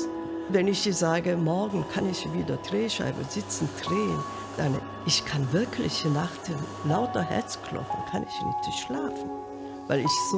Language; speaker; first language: German; non-native, fluent; Korean